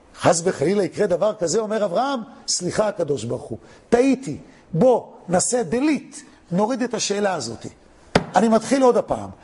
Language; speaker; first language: Hebrew; native; Hebrew